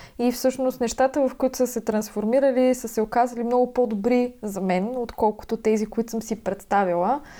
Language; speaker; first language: Bulgarian; native; Bulgarian